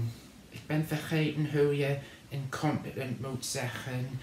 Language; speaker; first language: Dutch; non-native, learner; English